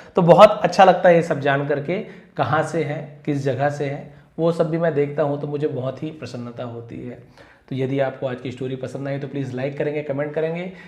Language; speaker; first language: Hindi; native; Hindi